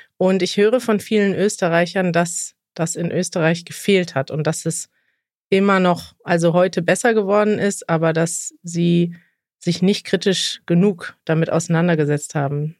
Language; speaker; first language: German; native; German